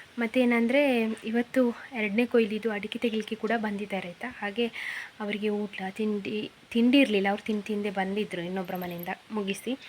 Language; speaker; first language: Kannada; non-native, local second language; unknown